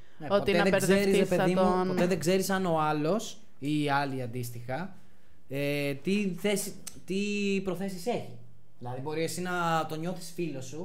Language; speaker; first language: Greek; native; Greek